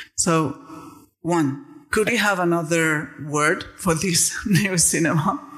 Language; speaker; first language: English; non-native, fluent; Spanish